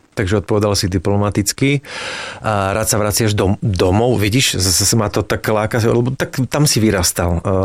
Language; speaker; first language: Slovak; native; Slovak